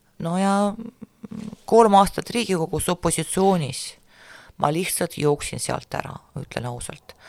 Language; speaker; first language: Estonian; non-native, local second language; Russian